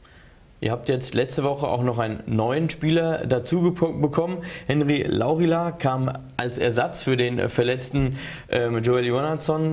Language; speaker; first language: German; native; German